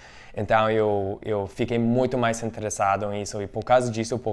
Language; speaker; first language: Portuguese; non-native, fluent; English